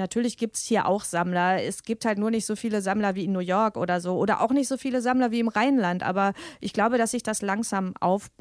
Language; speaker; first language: German; native; German